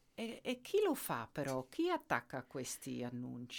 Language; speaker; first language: Italian; non-native, fluent; Dutch